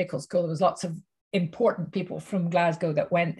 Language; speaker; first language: English; native; English